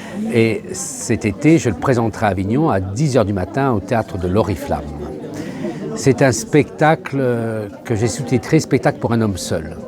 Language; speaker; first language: French; native; French